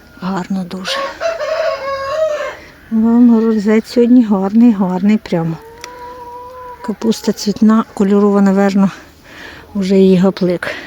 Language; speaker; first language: Ukrainian; native; Ukrainian